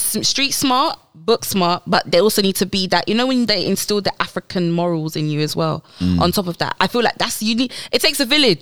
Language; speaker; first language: English; native; English